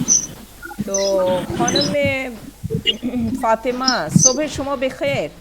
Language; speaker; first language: Persian; non-native, fluent; Bangla